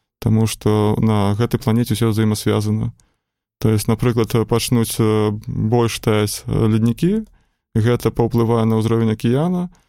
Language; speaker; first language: Belarusian; non-native, local second language; Russian